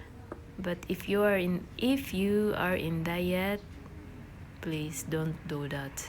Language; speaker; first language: English; non-native, local second language; Cebuano